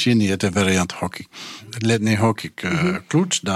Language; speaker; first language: Russian; non-native, learner; English